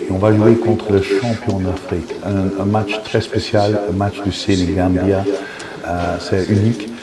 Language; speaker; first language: French; non-native, fluent; Dutch